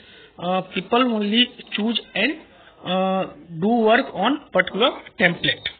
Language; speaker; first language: English; non-native, local second language; Hindi